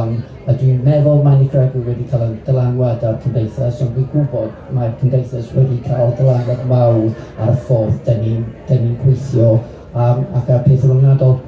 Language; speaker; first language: Welsh; non-native, local second language; English